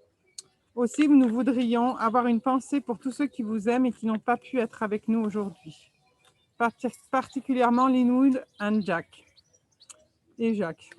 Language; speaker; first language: French; native; French